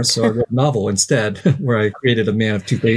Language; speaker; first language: English; native; English